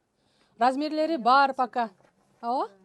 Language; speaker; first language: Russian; non-native, local second language; Kyrgyz